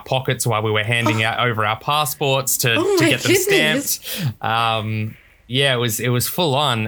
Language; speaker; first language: English; native; English